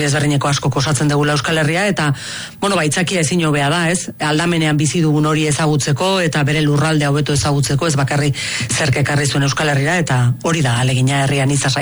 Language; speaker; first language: Basque; native; Basque